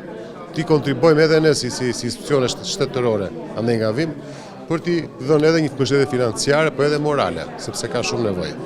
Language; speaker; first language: Albanian; native; Albanian